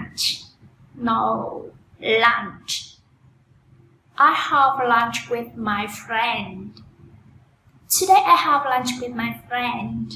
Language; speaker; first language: English; non-native, fluent; Vietnamese